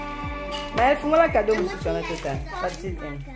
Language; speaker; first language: Dutch; early bilingual, other home language; Lingala